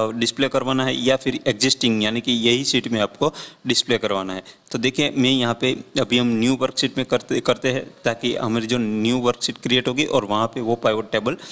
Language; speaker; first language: Hindi; non-native, local second language; Gujarati